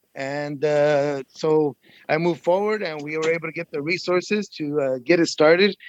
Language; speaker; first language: English; native; English